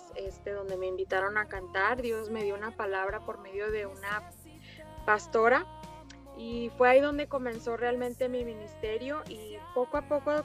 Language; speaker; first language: Spanish; native; Spanish